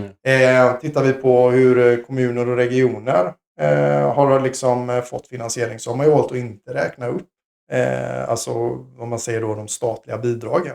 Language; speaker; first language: Swedish; native; Swedish